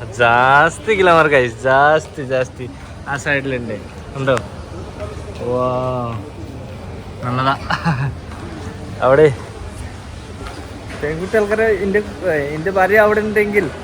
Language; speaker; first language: Malayalam; non-native, learner; Bangla